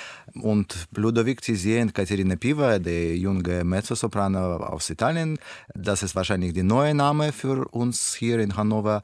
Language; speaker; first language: German; non-native, learner; Russian